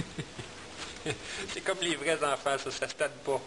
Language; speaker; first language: French; native; French